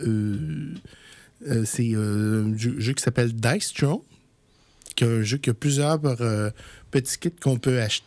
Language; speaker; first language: French; native; French